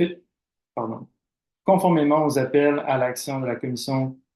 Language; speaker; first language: French; native; French